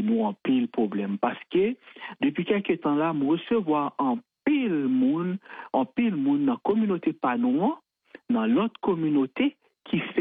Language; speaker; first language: French; non-native, local second language; Haitian Creole